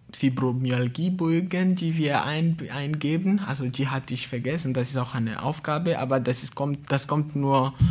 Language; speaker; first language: German; non-native, fluent; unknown